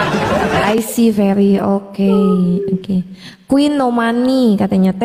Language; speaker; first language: English; non-native, learner; Indonesian